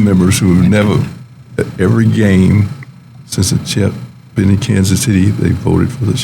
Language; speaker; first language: English; native; English